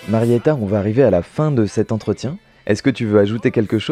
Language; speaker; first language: French; native; French